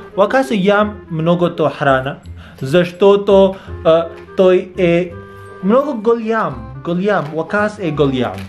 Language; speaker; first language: Bulgarian; non-native, learner; English